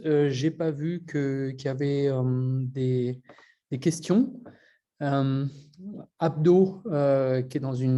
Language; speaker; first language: French; native; French